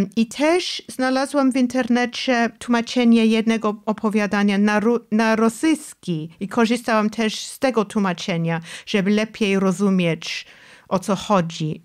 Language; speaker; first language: Polish; non-native, fluent; English